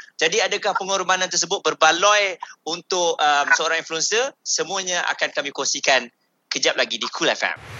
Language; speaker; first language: Malay; native; Malay